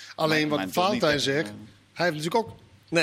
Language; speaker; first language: Dutch; non-native, fluent; Danish